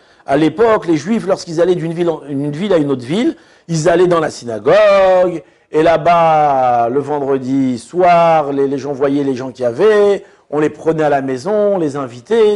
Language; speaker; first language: French; native; French